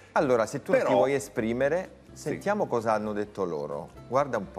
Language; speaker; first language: Italian; native; Italian